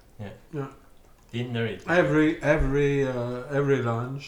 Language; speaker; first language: English; non-native, learner; French